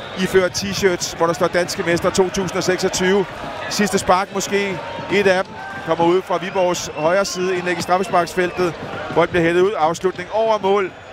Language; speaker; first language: Danish; native; Danish